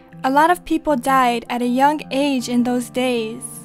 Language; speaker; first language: English; early bilingual, other home language; Japanese